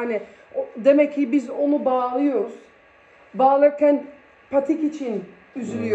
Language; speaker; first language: Turkish; early bilingual, heritage; Turkish